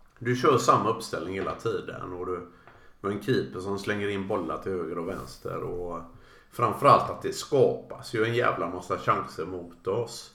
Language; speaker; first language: Swedish; native; Swedish